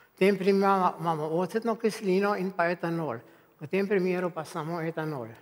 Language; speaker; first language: Slovenian; native; Slovenian